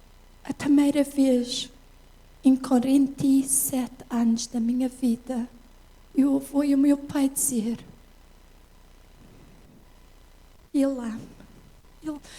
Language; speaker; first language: Portuguese; early bilingual, heritage; English